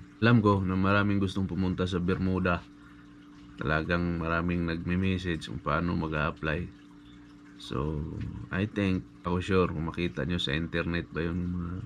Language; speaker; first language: Filipino; non-native, local second language; Cebuano